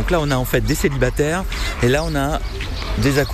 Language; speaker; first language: French; native; French